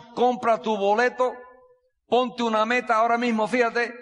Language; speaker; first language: Spanish; non-native, fluent; English